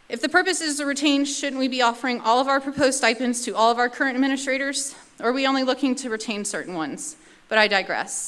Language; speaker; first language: English; native; English